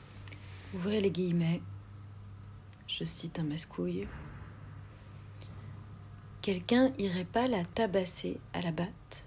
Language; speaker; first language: French; native; French